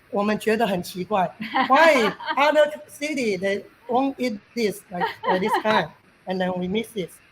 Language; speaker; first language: English; non-native, learner; Chinese